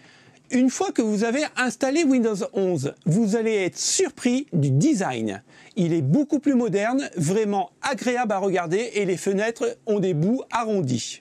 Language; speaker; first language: French; native; French